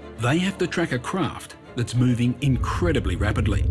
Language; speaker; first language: English; native; English